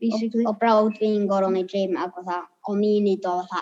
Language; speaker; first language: Welsh; native; Welsh